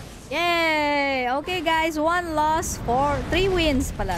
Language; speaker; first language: English; non-native, local second language; Filipino